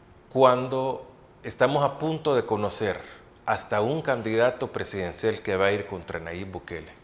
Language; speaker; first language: Spanish; native; Spanish